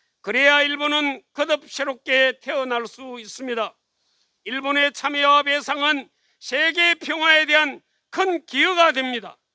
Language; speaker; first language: Korean; native; Korean